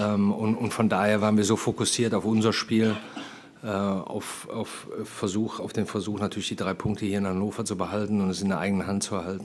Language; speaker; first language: German; native; German